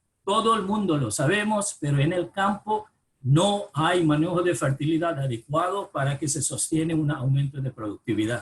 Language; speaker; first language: Spanish; non-native, fluent; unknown